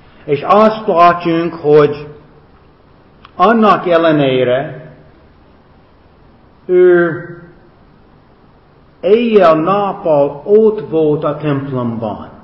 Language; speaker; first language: Hungarian; non-native, fluent; English